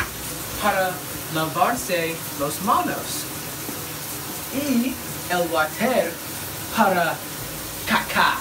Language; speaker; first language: Spanish; non-native, learner; English